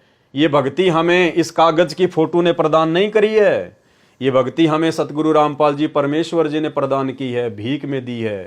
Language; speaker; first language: Hindi; native; Hindi